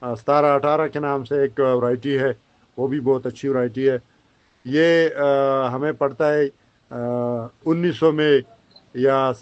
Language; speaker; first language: Hindi; non-native, fluent; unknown